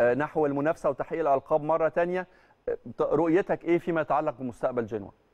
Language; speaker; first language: Arabic; native; Arabic